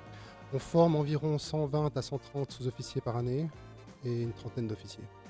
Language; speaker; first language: French; native; French